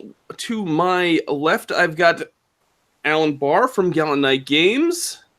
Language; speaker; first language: English; native; English